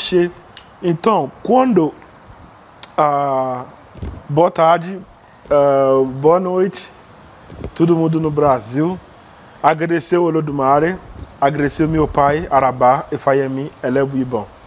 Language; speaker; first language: Portuguese; non-native, learner; Yoruba